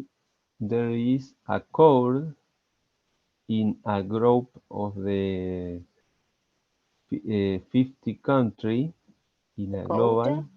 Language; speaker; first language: English; non-native, learner; Spanish